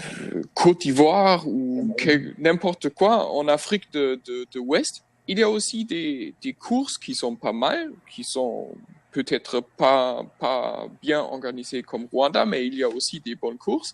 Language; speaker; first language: French; non-native, fluent; German